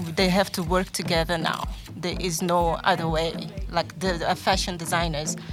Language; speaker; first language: English; non-native, fluent; Portuguese